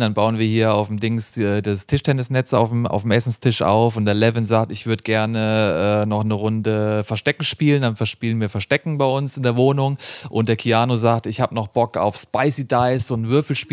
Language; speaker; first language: German; native; German